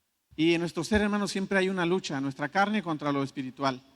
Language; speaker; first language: Spanish; native; Spanish